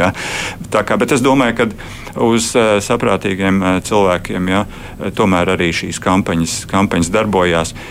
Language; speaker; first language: Latvian; native; Latvian